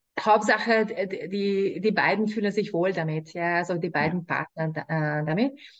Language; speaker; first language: German; non-native, fluent; Hungarian